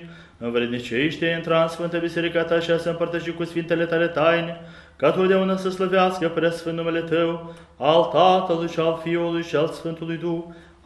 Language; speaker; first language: Romanian; native; Romanian